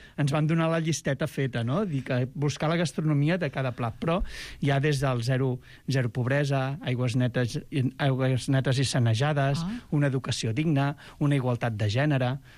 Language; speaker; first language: Catalan; native; Catalan